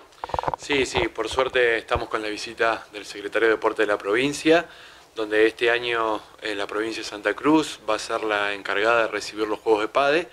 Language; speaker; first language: Spanish; native; Spanish